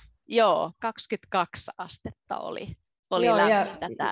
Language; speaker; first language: Finnish; native; Finnish